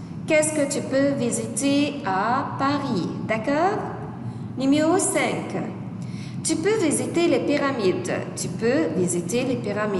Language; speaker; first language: French; non-native, fluent; Arabic